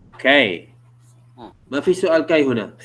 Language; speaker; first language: Arabic; non-native, fluent; Malay